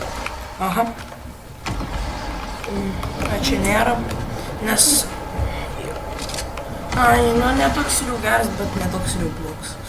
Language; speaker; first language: Lithuanian; early bilingual, heritage; Lithuanian